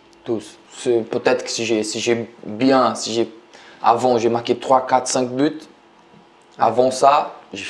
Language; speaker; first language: French; non-native, learner; Portuguese